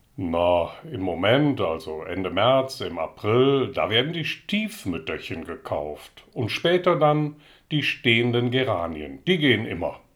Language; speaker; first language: German; early bilingual, other home language; Dutch